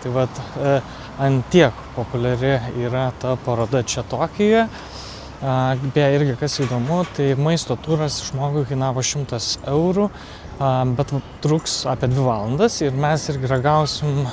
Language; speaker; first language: Lithuanian; native; Lithuanian